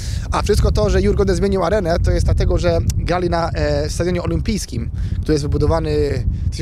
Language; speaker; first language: Polish; native; Polish